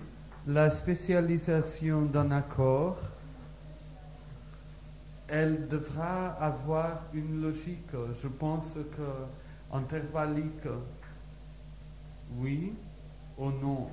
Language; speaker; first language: French; non-native, learner; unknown